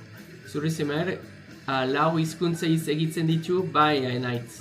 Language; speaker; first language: Basque; non-native, learner; English